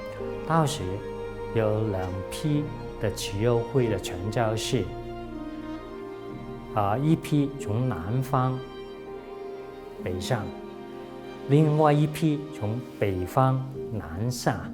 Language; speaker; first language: Chinese; non-native, local second language; Cantonese